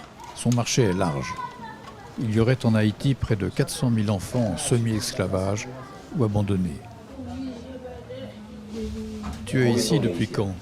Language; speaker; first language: French; native; French